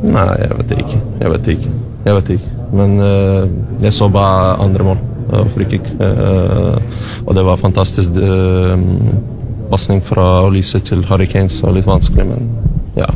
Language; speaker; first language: Norwegian; non-native, learner; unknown